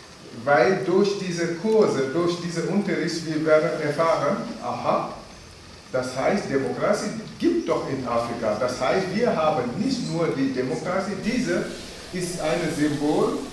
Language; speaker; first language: German; non-native, fluent; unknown